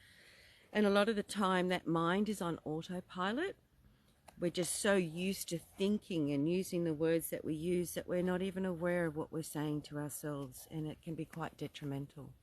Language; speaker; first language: English; native; English